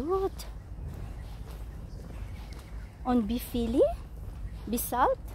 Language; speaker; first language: German; non-native, learner; Filipino